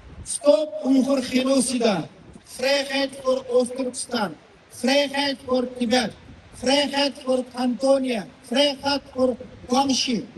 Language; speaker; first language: Dutch; non-native, learner; Uyghur